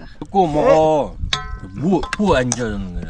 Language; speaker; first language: Korean; non-native, learner; Mongolian